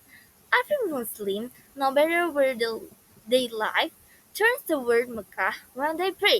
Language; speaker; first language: English; non-native, learner; Indonesian